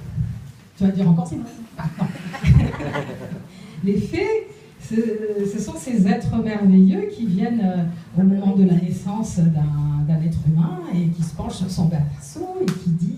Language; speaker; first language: French; native; French